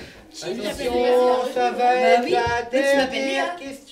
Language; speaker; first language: French; native; French